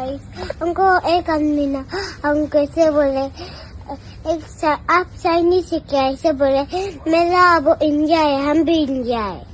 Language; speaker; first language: Hindi; non-native, local second language; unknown